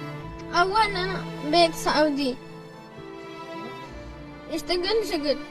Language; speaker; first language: Arabic; non-native, learner; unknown